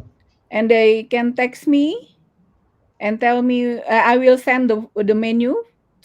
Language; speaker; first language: English; non-native, learner; Indonesian